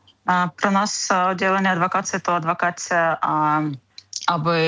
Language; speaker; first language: Czech; non-native, learner; Ukrainian